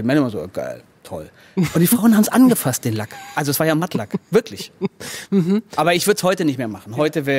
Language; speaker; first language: German; native; German